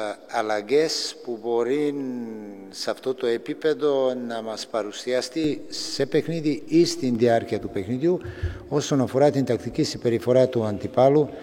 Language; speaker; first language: Greek; non-native, fluent; Serbian